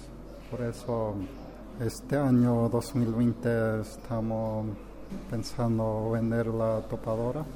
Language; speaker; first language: Spanish; non-native, local second language; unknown